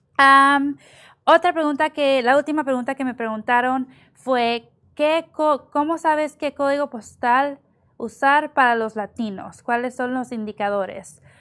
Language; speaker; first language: Spanish; early bilingual, heritage; Spanish